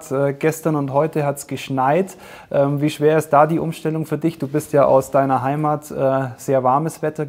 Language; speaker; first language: German; native; German